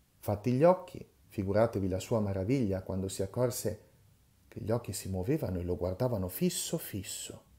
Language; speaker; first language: Italian; native; Italian